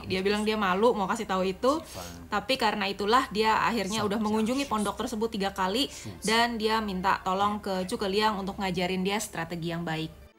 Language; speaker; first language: Indonesian; native; Indonesian